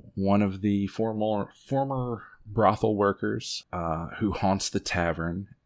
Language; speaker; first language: English; native; English